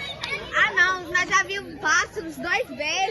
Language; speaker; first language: Portuguese; early bilingual, heritage; Portuguese